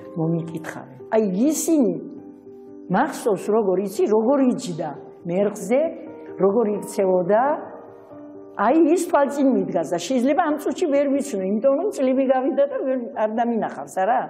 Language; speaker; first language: Georgian; native; Georgian